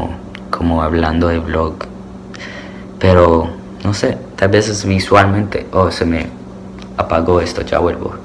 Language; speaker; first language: Spanish; early bilingual, heritage; Spanish